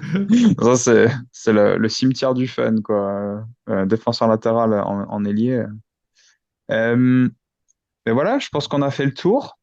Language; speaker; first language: French; native; French